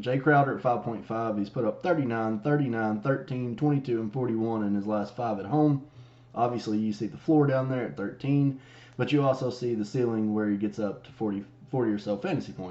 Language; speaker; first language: English; native; English